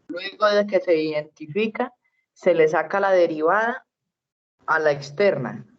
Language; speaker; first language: Spanish; native; Spanish